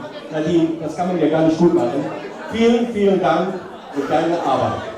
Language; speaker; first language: German; native; German